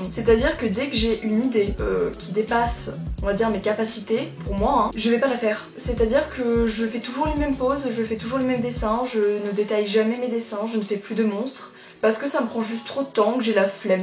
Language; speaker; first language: French; native; French